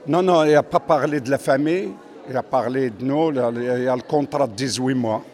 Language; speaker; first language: French; non-native, fluent; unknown